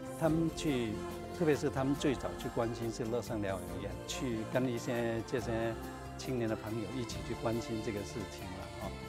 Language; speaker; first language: Chinese; non-native, local second language; Cantonese